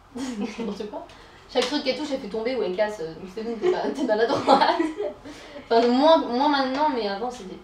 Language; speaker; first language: French; native; French